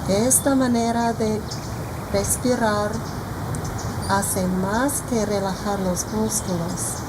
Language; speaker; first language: Spanish; non-native, fluent; English